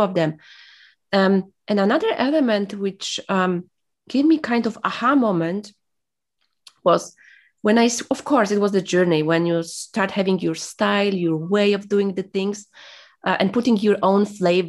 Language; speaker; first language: English; non-native, fluent; Polish